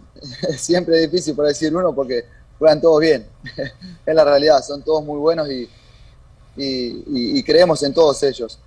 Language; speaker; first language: Spanish; native; Spanish